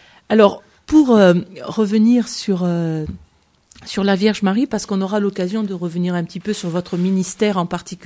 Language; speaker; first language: French; native; French